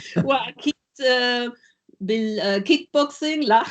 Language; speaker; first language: Arabic; non-native, learner; German